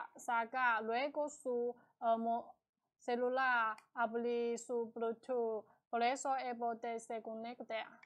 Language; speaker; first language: Spanish; non-native, learner; Chinese